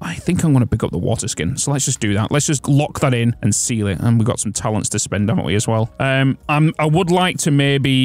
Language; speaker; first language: English; native; English